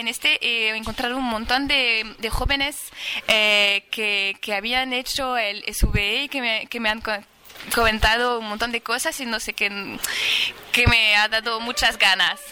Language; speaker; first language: Spanish; non-native, fluent; French